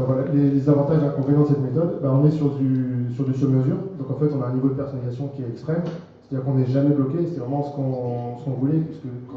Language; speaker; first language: French; native; French